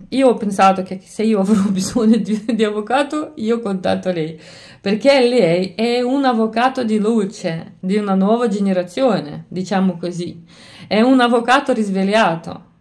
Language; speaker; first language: Italian; non-native, fluent; Lithuanian